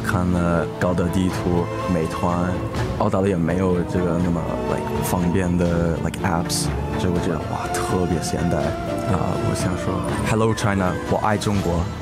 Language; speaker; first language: Chinese; early bilingual, heritage; English